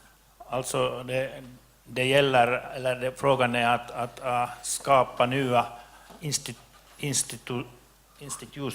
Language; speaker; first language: Swedish; non-native, local second language; Finnish